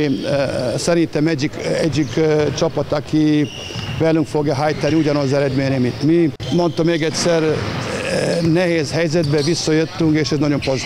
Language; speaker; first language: Hungarian; non-native, fluent; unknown